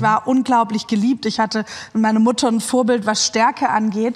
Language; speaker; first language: German; native; German